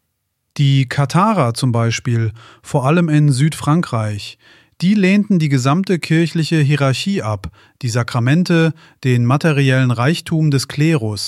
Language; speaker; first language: German; native; German